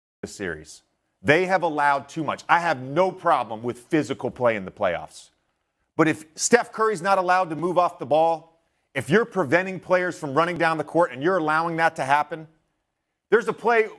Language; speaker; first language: English; native; English